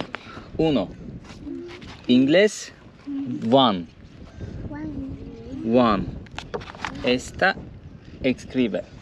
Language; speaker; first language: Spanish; non-native, learner; Turkish